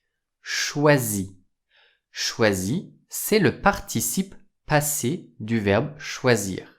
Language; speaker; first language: French; native; French